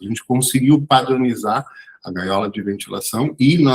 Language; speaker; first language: Portuguese; native; Portuguese